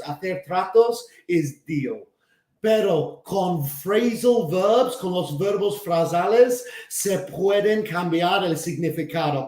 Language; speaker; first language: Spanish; non-native, fluent; English